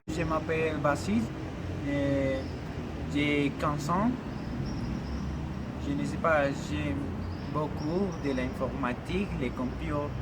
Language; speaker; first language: French; non-native, learner; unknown